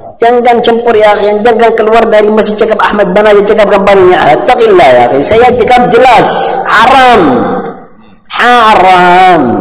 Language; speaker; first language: Malay; non-native, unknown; Arabic